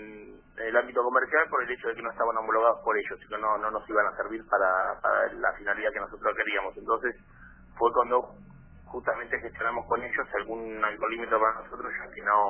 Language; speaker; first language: Spanish; native; Spanish